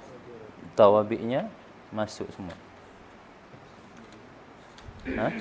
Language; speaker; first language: Indonesian; native; Indonesian